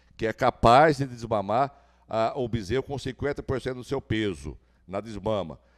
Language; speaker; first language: Portuguese; native; Portuguese